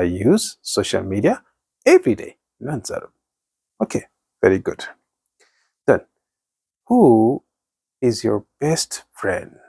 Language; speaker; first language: English; non-native, fluent; Tigrinya